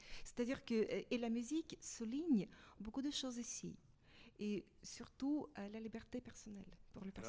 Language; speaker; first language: French; non-native, fluent; Russian